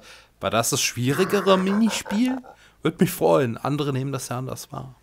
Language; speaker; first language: German; native; German